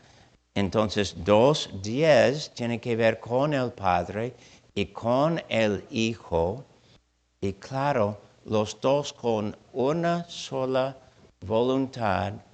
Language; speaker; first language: Spanish; non-native, fluent; English